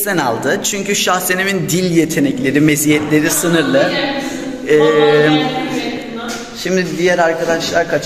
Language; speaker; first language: Turkish; native; Turkish